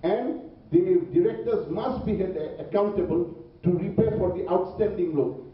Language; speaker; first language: English; non-native, local second language; Bangla